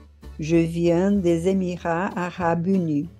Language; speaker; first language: French; non-native, fluent; Portuguese